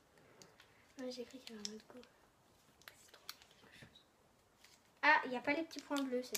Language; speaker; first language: French; native; French